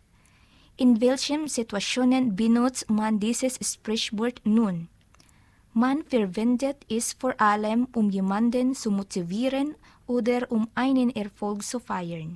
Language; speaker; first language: German; non-native, learner; Filipino